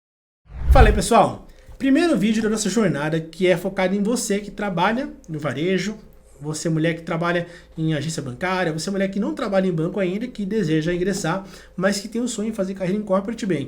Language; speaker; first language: Portuguese; native; Portuguese